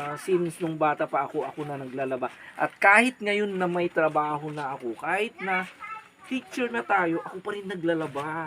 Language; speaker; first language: Filipino; non-native, local second language; Iloko